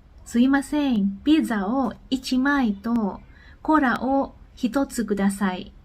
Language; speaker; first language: Japanese; non-native, fluent; Indonesian